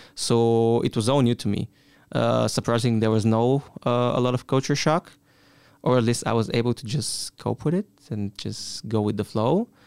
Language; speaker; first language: English; non-native, fluent; Bulgarian